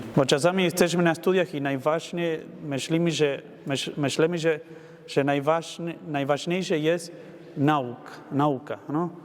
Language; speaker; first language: Polish; non-native, learner; Spanish